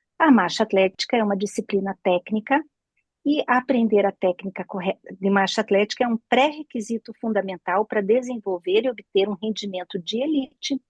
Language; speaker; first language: Portuguese; native; Portuguese